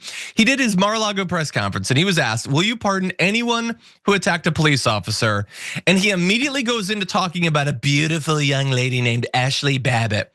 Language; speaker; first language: English; native; English